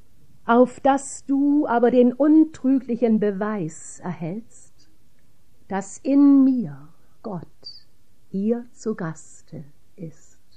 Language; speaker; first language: German; native; German